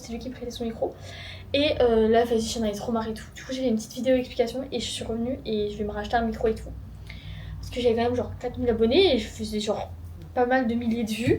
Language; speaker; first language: French; native; French